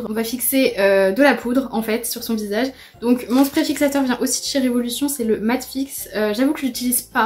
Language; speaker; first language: French; native; French